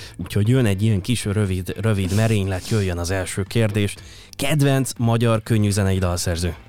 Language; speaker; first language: Hungarian; native; Hungarian